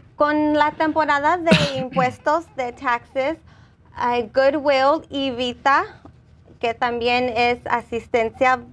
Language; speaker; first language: Spanish; early bilingual, heritage; Spanish